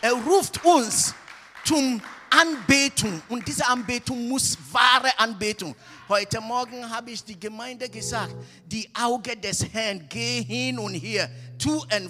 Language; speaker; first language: German; non-native, fluent; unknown